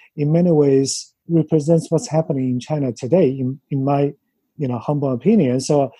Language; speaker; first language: English; non-native, fluent; Chinese